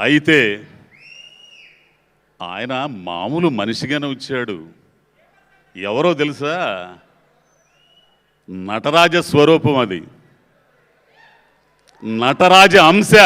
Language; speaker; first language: Telugu; native; Telugu